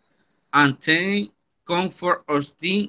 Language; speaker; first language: English; non-native, learner; Spanish